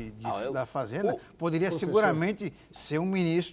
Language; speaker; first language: Portuguese; native; Portuguese